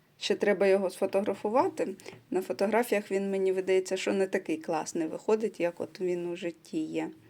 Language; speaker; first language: Ukrainian; non-native, local second language; Russian